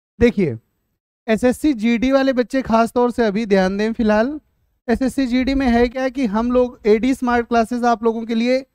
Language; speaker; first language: Hindi; native; Hindi